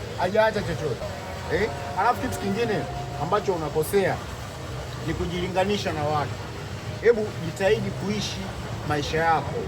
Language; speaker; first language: Swahili; native; Swahili